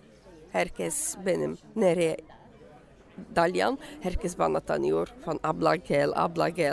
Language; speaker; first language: Turkish; non-native, learner; Dutch